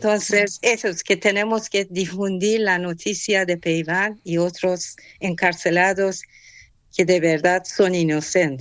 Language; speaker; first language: Spanish; non-native, fluent; Persian